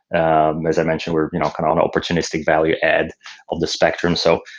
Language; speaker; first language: English; non-native, fluent; Slovak